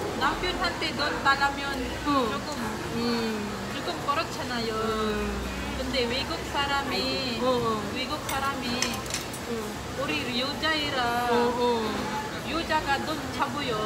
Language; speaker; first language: Korean; non-native, learner; Filipino